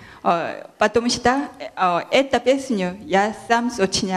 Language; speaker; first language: Russian; non-native, learner; Korean